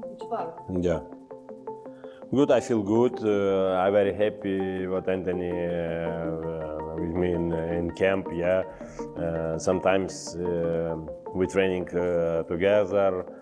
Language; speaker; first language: English; non-native, learner; Ukrainian